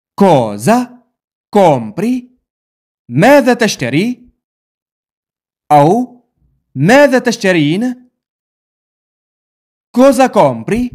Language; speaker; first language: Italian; non-native, fluent; Arabic